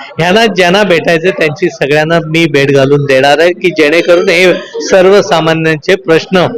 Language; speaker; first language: Marathi; native; Marathi